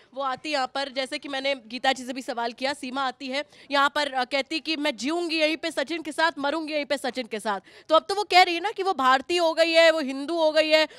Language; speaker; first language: Hindi; native; Hindi